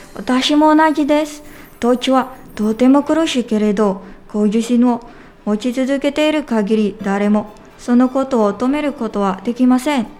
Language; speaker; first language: Japanese; non-native, learner; Filipino